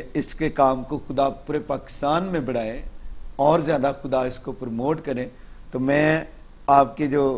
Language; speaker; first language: Urdu; non-native, local second language; Punjabi